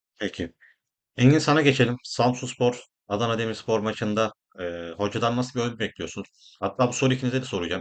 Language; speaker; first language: Turkish; native; Turkish